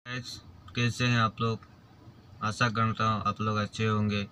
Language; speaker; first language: Hindi; non-native, local second language; Bangla